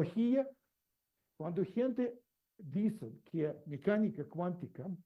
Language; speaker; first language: Spanish; non-native, learner; Russian